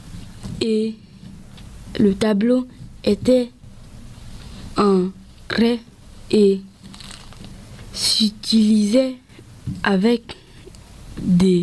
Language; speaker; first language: French; early bilingual, other home language; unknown